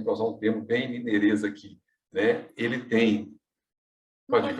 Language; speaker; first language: Portuguese; native; Portuguese